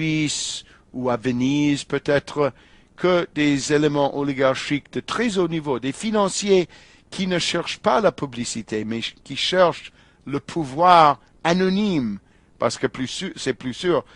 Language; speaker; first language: French; non-native, fluent; English